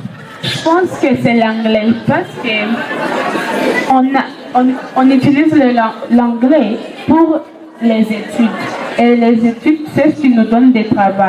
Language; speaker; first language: French; non-native, local second language; Kinyarwanda